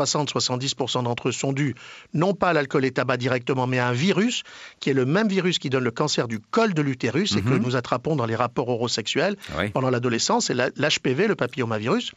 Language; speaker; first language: French; native; French